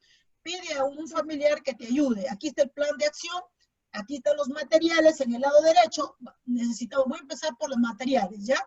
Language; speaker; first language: Spanish; native; Spanish